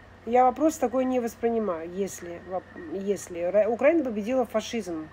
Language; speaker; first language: Russian; native; Russian